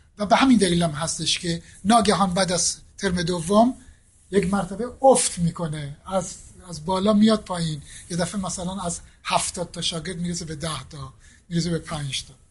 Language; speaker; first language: Persian; native; Persian